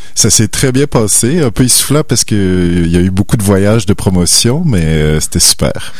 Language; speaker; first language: French; native; French